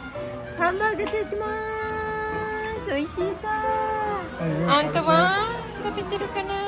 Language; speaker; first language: Japanese; non-native, fluent; Filipino